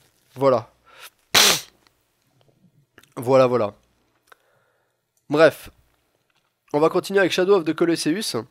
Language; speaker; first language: French; native; French